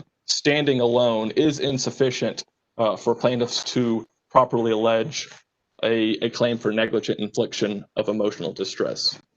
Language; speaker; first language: English; native; English